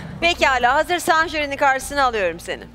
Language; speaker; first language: Turkish; native; Turkish